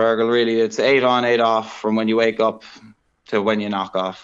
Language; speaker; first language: English; native; English